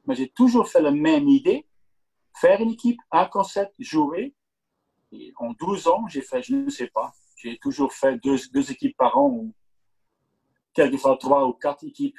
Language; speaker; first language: French; non-native, local second language; Dutch